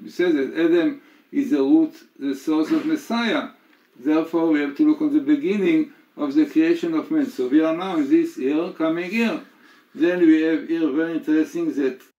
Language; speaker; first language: English; non-native, fluent; Hebrew